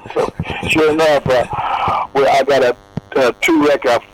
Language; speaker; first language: English; native; English